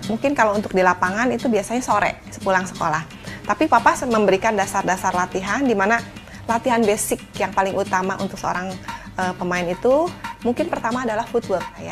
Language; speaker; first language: Indonesian; native; Indonesian